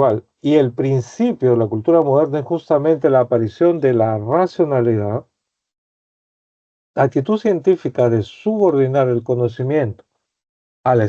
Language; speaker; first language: Spanish; native; Spanish